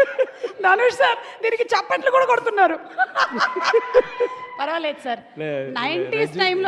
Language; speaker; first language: Telugu; native; Telugu